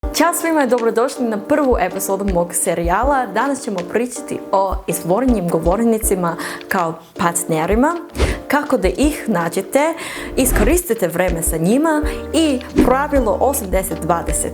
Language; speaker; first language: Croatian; non-native, learner; English